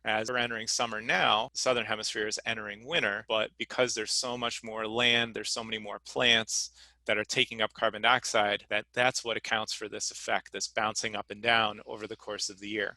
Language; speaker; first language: English; native; English